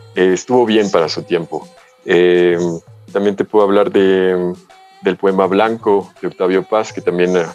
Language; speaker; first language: Spanish; early bilingual, heritage; Spanish